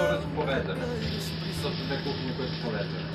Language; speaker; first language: Bulgarian; non-native, learner; Serbian